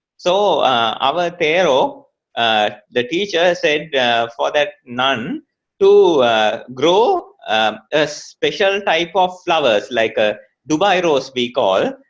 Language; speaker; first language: English; non-native, local second language; Sinhala